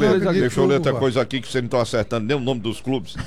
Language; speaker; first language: Portuguese; native; Portuguese